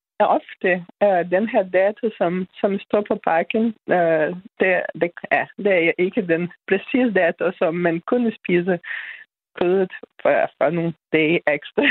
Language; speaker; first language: Danish; non-native, fluent; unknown